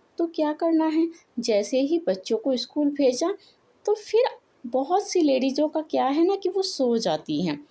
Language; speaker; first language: Hindi; native; Hindi